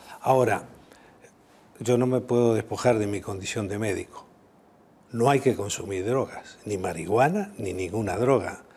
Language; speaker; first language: Spanish; native; Spanish